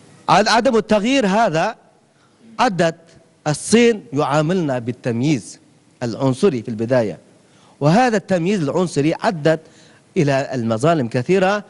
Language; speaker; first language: Arabic; non-native, fluent; Uyghur